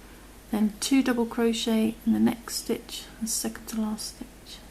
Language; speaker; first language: English; native; English